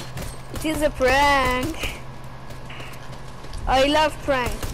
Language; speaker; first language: English; non-native, learner; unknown